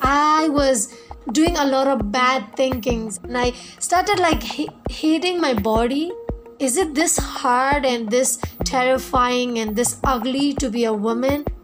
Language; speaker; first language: English; non-native, fluent; Burmese